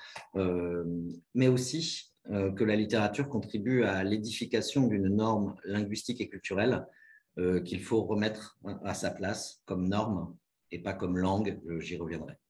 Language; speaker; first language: French; native; French